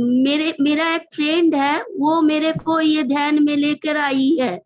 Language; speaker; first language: Hindi; non-native, local second language; Bangla